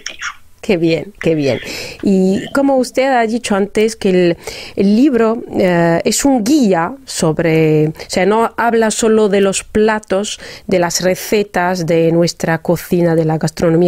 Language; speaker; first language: Spanish; non-native, fluent; Arabic